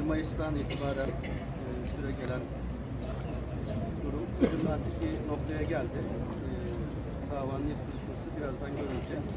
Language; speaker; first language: Turkish; native; Turkish